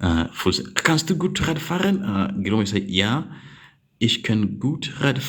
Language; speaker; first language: German; non-native, learner; English